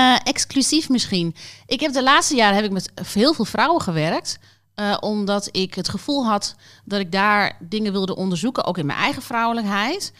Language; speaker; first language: Dutch; native; Dutch